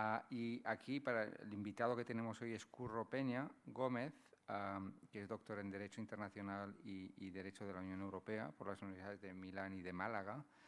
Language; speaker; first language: Spanish; native; Spanish